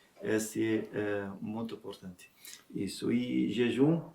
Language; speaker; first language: Portuguese; non-native, learner; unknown